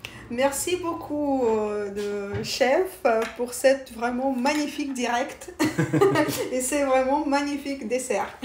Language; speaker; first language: French; non-native, learner; Russian